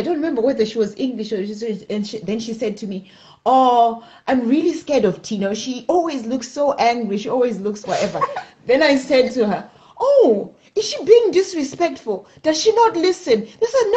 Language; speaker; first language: English; non-native, local second language; Shona